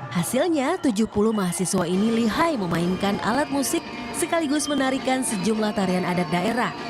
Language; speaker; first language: Indonesian; native; Indonesian